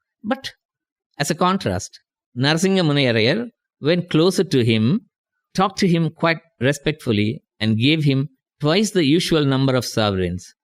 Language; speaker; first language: English; non-native, local second language; Tamil